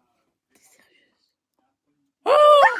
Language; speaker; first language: French; native; French